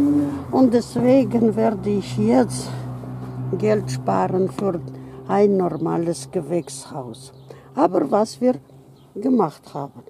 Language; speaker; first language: German; non-native, fluent; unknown